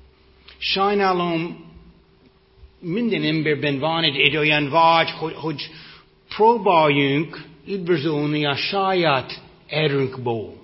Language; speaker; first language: Hungarian; non-native, fluent; English